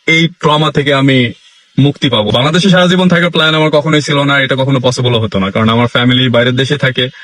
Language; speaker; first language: Bangla; early bilingual, heritage; Bangla